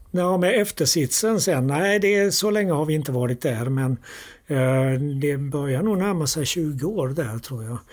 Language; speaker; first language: Swedish; native; Swedish